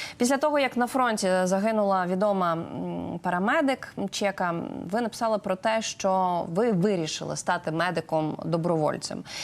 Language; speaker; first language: Ukrainian; native; Ukrainian